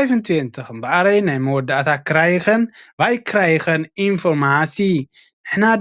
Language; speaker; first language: Dutch; non-native, fluent; Tigrinya